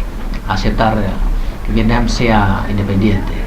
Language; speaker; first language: Spanish; non-native, fluent; Vietnamese